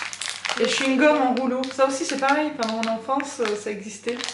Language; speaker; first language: French; native; French